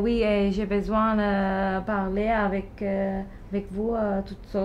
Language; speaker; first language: French; non-native, learner; Arabic